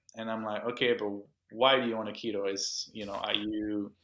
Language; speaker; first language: English; non-native, local second language; French